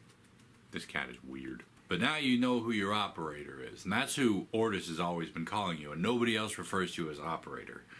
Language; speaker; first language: English; native; English